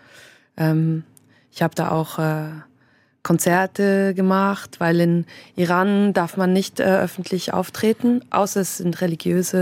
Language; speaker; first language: German; native; German